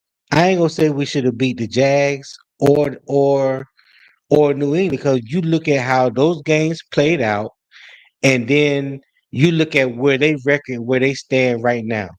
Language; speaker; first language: English; native; English